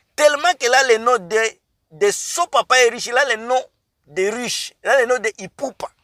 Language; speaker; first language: French; non-native, local second language; Lingala